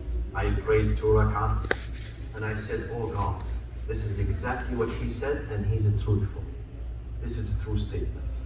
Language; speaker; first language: English; non-native, fluent; Arabic